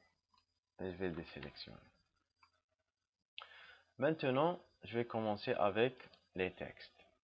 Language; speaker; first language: French; non-native, local second language; Arabic